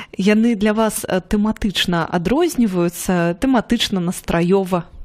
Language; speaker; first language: Belarusian; native; Belarusian